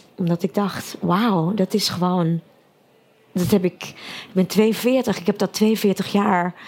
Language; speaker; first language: Dutch; early bilingual, other home language; Russian